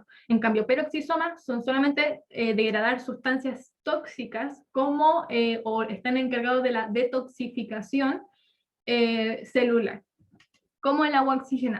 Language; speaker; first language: Spanish; native; Spanish